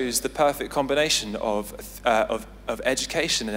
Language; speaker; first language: English; native; English